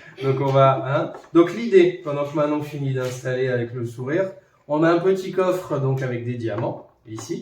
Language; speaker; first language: French; native; French